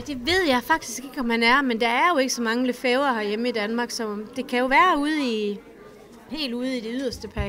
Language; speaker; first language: Danish; native; Danish